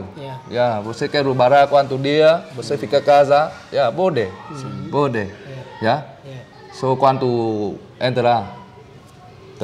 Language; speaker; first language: Portuguese; non-native, learner; Vietnamese